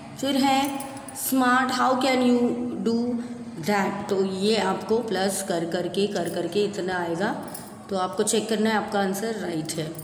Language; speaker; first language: Hindi; non-native, local second language; Gujarati